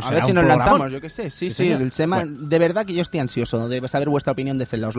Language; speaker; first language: Spanish; native; Spanish